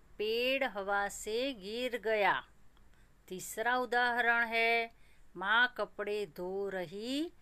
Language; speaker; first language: Hindi; non-native, local second language; Gujarati